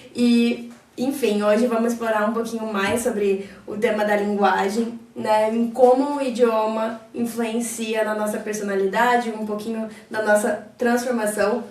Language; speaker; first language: Portuguese; native; Portuguese